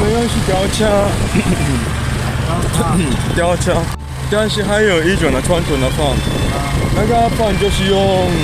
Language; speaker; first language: Chinese; non-native, fluent; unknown